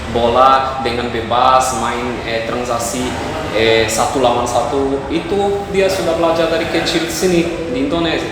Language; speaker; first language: Indonesian; non-native, fluent; Portuguese